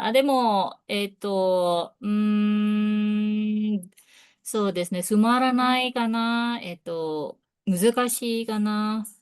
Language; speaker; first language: Japanese; non-native, fluent; Indonesian